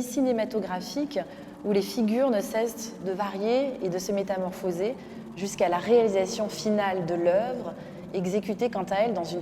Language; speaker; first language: French; native; French